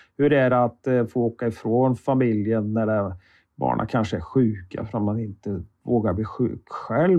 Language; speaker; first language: Swedish; native; Swedish